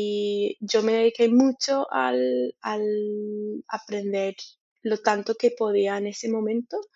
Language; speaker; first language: Spanish; non-native, fluent; English